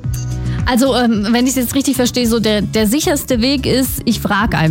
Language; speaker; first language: German; native; German